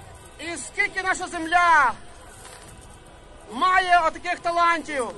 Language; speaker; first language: Ukrainian; native; Ukrainian